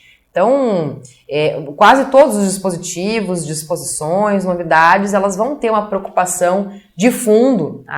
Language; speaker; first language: Portuguese; native; Portuguese